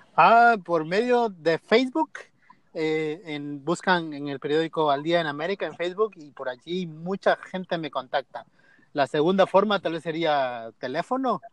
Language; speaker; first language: Spanish; native; Spanish